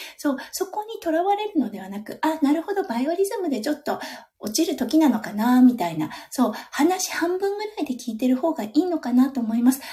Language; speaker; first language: Japanese; native; Japanese